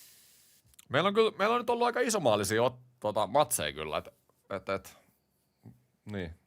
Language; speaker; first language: Finnish; native; Finnish